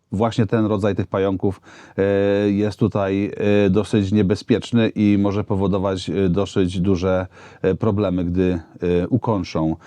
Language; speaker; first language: Polish; native; Polish